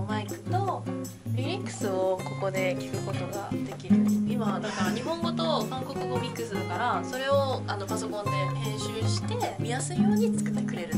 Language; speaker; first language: Japanese; native; Japanese